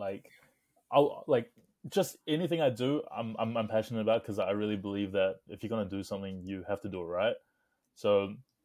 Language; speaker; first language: English; native; English